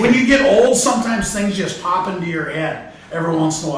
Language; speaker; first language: English; native; English